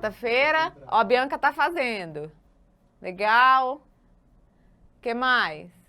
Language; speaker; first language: Portuguese; native; Portuguese